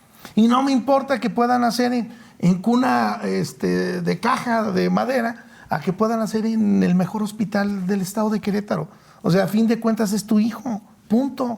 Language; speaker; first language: Spanish; native; Spanish